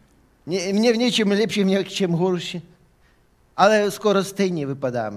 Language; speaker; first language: Czech; non-native, fluent; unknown